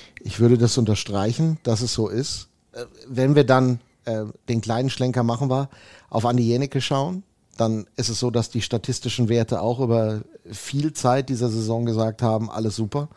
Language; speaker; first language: German; native; German